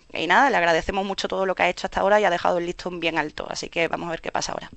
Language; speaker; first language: Spanish; native; Spanish